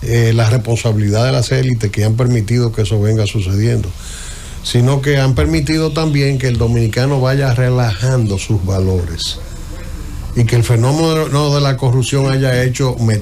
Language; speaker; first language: Spanish; native; Spanish